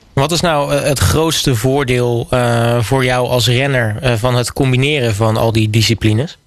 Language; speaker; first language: Dutch; native; Dutch